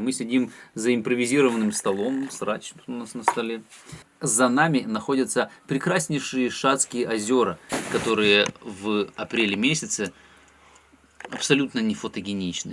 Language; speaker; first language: Russian; native; Russian